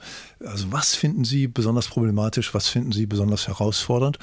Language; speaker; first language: German; native; German